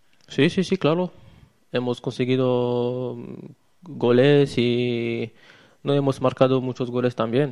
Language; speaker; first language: Spanish; non-native, learner; French